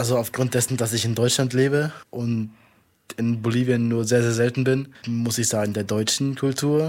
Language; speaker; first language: German; native; German